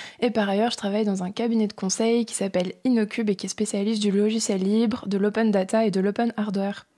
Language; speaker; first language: French; native; French